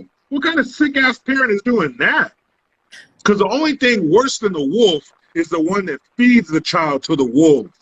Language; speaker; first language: English; native; English